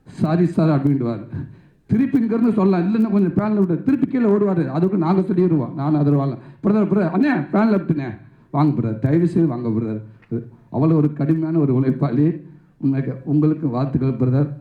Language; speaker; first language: Tamil; native; Tamil